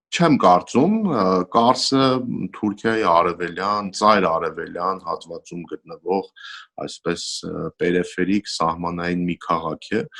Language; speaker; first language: Armenian; native; Armenian